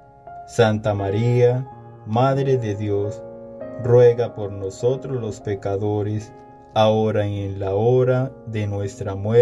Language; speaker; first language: Spanish; native; Spanish